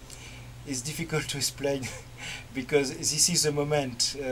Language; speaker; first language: English; non-native, learner; French